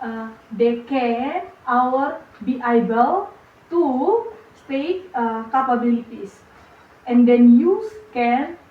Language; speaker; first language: English; non-native, learner; Indonesian